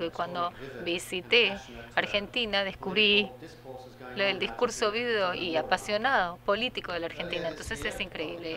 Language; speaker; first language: Spanish; non-native, fluent; English